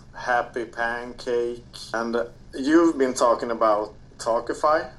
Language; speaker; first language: English; non-native, fluent; Swedish